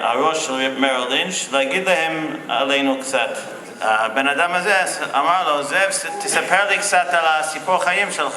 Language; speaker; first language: Hebrew; non-native, fluent; English